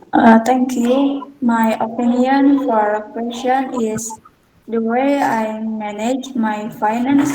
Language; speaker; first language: English; non-native, learner; Indonesian